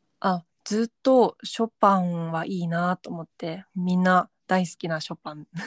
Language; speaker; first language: Japanese; native; Japanese